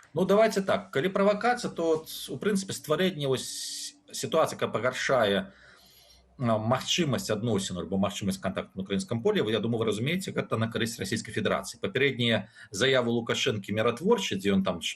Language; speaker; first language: Belarusian; non-native, local second language; Russian